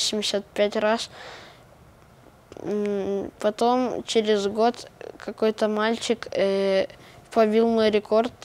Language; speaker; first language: Russian; non-native, local second language; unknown